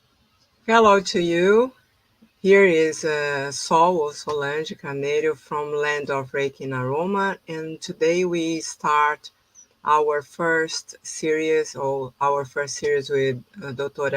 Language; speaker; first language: English; non-native, fluent; Portuguese